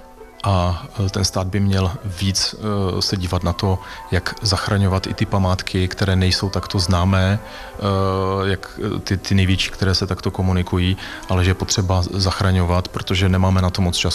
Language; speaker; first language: Czech; native; Czech